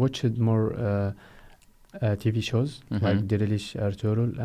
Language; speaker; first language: English; non-native, fluent; Arabic